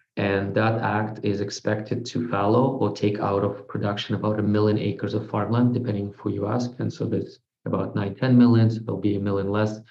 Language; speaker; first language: English; non-native, fluent; Russian